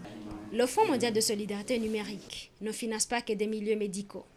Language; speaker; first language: French; non-native, local second language; Rundi